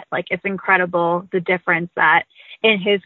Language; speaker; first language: English; native; English